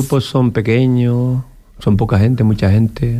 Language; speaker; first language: Spanish; native; Spanish